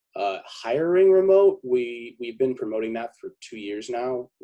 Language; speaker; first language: English; native; English